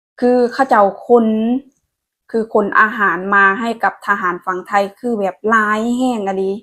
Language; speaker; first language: Thai; non-native, local second language; Lao